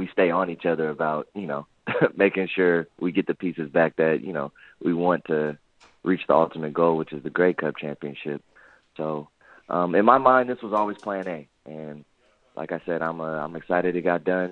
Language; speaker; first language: English; native; English